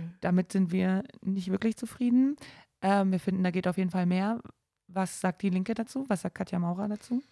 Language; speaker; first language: German; native; German